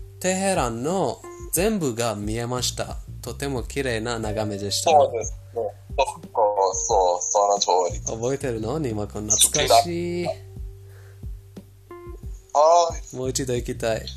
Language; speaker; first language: Japanese; non-native, fluent; Persian